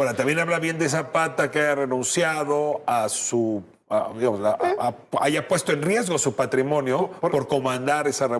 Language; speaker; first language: Spanish; native; Spanish